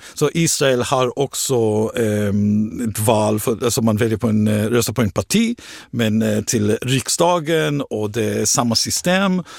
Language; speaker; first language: Swedish; non-native, fluent; Hebrew